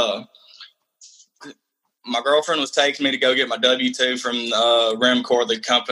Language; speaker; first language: English; native; English